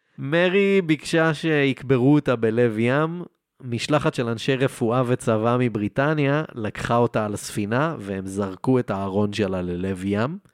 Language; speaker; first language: Hebrew; native; Hebrew